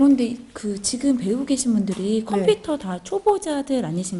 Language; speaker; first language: Korean; native; Korean